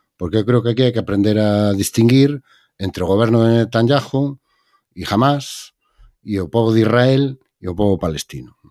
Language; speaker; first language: Galician; native; Galician